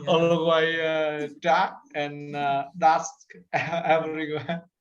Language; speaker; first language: English; non-native, learner; Vietnamese